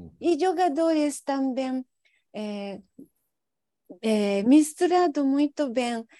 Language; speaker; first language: Portuguese; non-native, learner; Japanese